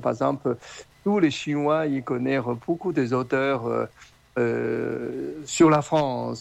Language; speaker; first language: French; non-native, learner; Chinese